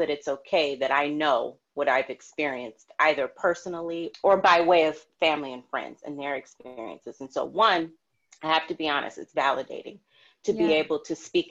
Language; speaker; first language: English; native; English